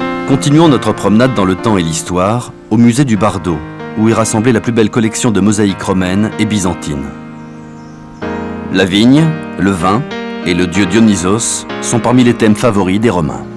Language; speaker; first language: French; native; French